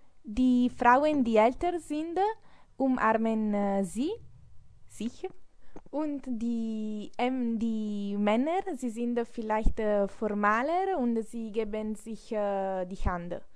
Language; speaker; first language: German; non-native, learner; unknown